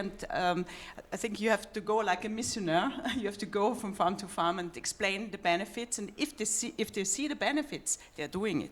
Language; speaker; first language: English; non-native, fluent; German